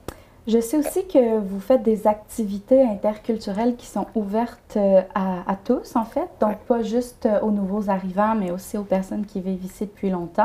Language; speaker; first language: French; native; French